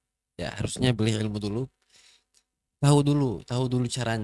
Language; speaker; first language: Indonesian; non-native, fluent; Arabic